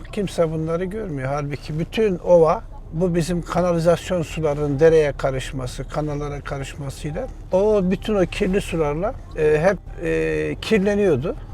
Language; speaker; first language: Turkish; native; Turkish